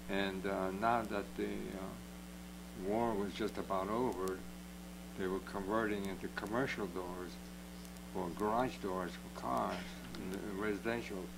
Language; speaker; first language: English; native; English